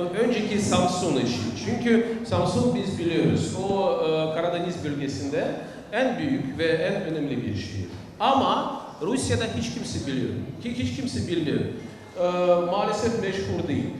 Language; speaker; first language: Turkish; non-native, learner; Russian